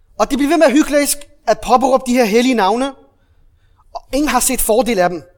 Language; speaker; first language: Danish; early bilingual, other home language; Arabic